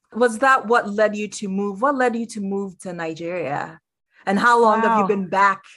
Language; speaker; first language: English; early bilingual, other home language; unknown